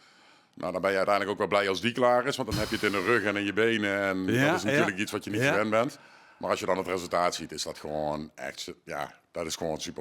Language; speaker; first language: Dutch; native; Dutch